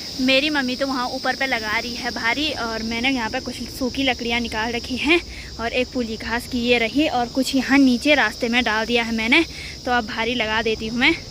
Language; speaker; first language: Hindi; native; Hindi